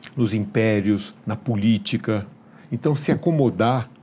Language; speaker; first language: Portuguese; early bilingual, other home language; Hungarian